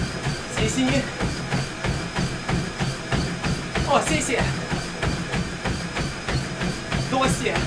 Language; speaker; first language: Chinese; non-native, learner; Russian